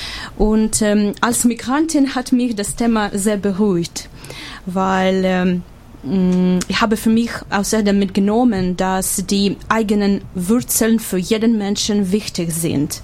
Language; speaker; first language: German; non-native, learner; Ukrainian